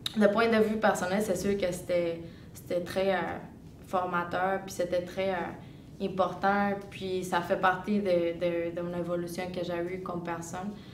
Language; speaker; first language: French; non-native, fluent; Spanish